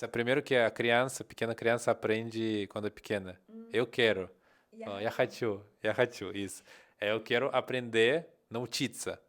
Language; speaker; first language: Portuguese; non-native, fluent; Russian